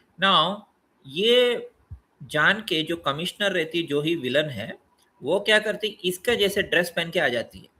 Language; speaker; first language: Hindi; non-native, local second language; Telugu